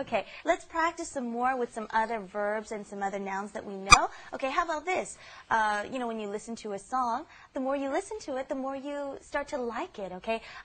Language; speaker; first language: English; native; English